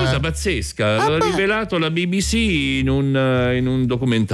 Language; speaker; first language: Italian; native; Italian